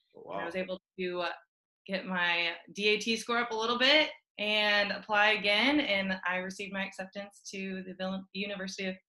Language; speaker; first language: English; native; English